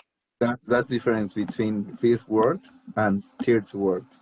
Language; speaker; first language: English; non-native, learner; Spanish